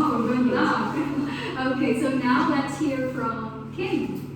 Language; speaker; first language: English; non-native, local second language; Filipino